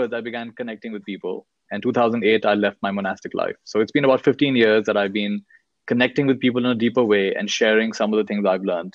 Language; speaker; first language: English; non-native, local second language; Hindi